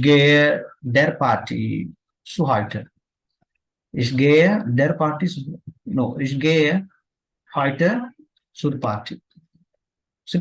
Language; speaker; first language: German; non-native, fluent; Tamil